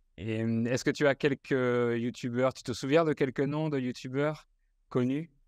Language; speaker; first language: French; native; French